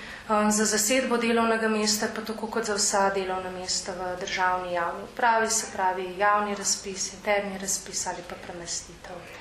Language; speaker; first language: Slovenian; native; Slovenian